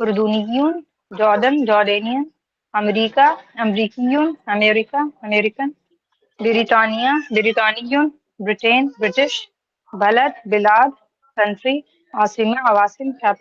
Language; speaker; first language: Arabic; non-native, learner; Urdu